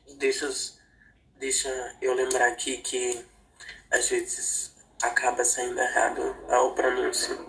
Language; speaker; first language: Portuguese; non-native, local second language; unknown